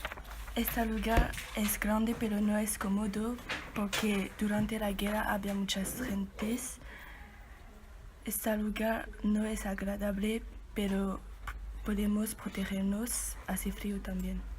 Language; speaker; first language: Spanish; non-native, learner; French